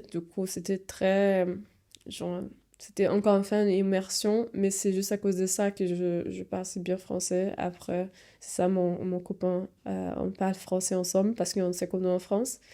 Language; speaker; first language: French; non-native, fluent; Portuguese